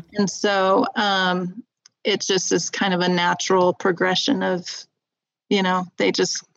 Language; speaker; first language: English; native; English